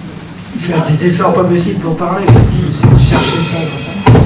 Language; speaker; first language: French; native; French